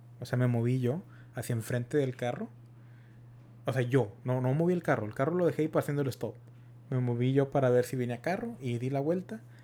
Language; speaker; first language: Spanish; early bilingual, heritage; Spanish